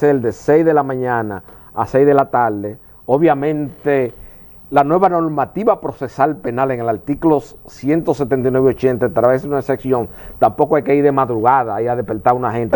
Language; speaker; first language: Spanish; native; Spanish